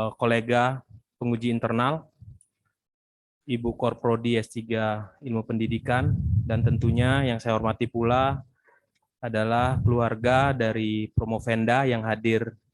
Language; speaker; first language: Indonesian; native; Indonesian